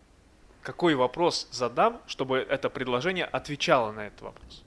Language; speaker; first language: Russian; native; Russian